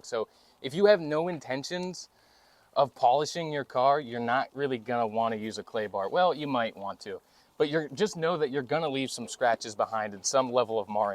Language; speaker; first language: English; native; English